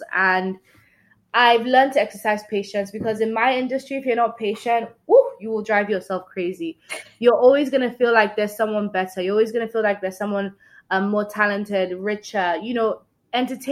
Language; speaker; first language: English; non-native, local second language; Yoruba